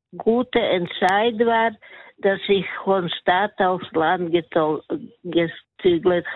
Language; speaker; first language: German; non-native, learner; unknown